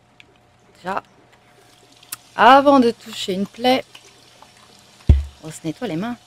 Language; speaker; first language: French; native; French